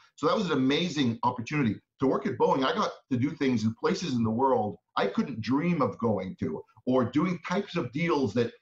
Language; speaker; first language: English; non-native, fluent; Hebrew